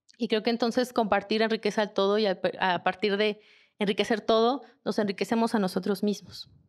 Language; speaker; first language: Spanish; native; Spanish